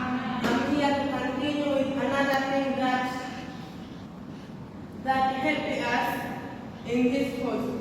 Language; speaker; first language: English; non-native, local second language; Swahili